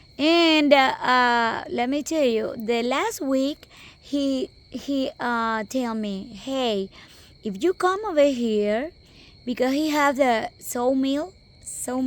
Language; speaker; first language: English; non-native, local second language; Spanish